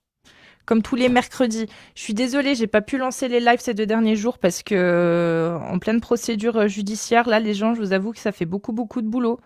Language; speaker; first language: French; native; French